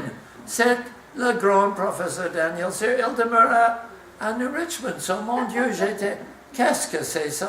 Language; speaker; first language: French; non-native, learner; English